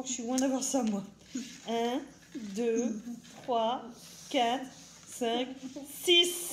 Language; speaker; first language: French; native; French